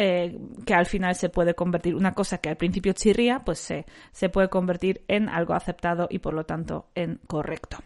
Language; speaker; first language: Spanish; native; Spanish